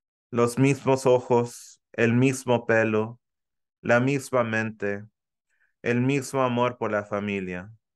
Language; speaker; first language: Spanish; early bilingual, heritage; Spanish